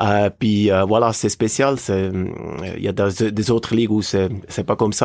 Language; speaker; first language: French; native; French